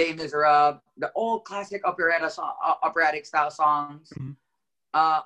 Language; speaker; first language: English; non-native, local second language; Filipino